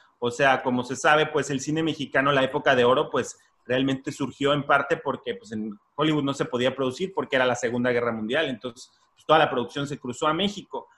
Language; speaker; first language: Spanish; native; Spanish